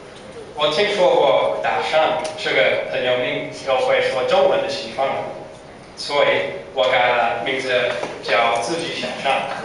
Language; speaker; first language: Chinese; non-native, learner; English